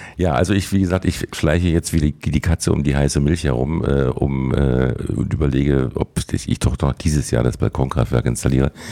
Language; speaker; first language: German; native; German